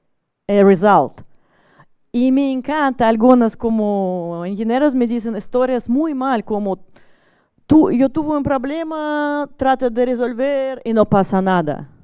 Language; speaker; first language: Spanish; non-native, learner; Russian